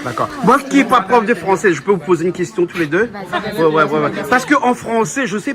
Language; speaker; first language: French; native; French